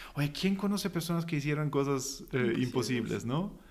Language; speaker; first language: Spanish; non-native, fluent; German